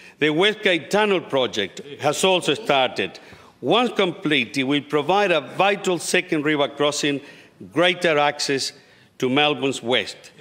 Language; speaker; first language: English; non-native, fluent; Spanish